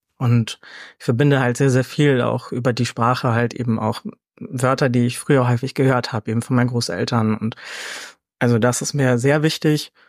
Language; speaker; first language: German; native; German